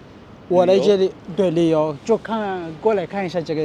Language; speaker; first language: Chinese; non-native, fluent; Amharic